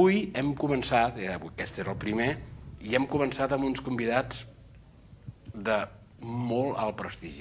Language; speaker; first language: Catalan; native; Catalan